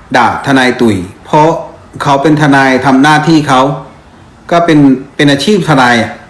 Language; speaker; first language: Thai; non-native, fluent; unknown